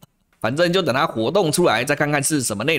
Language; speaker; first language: Chinese; native; Chinese